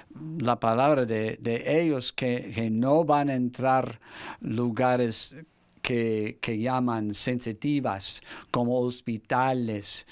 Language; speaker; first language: Spanish; non-native, fluent; English